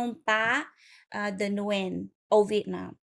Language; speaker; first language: French; non-native, learner; Vietnamese